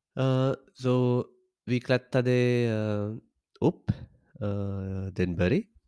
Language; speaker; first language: Swedish; non-native, learner; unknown